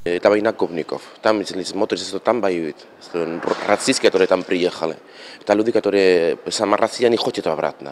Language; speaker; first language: Russian; non-native, learner; Spanish